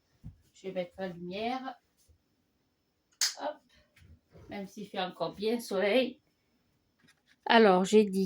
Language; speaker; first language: French; native; French